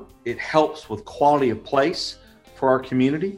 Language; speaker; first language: English; native; English